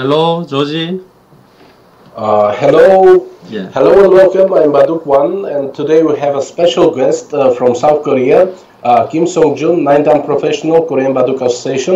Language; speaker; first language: English; non-native, fluent; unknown